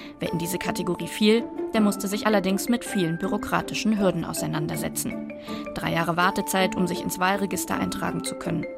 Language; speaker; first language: German; native; German